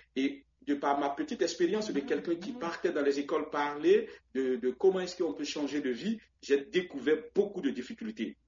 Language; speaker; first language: French; non-native, local second language; Baoulé